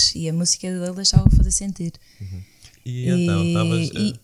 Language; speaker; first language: Portuguese; native; Portuguese